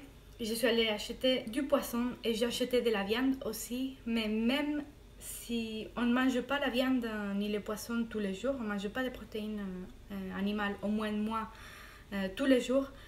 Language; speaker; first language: French; non-native, fluent; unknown